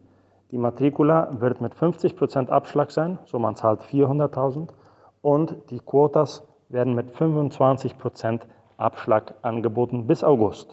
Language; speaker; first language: German; non-native, fluent; Spanish